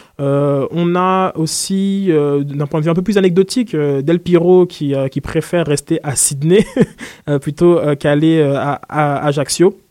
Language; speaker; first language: French; native; French